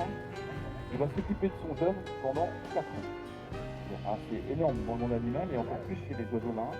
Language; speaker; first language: French; native; French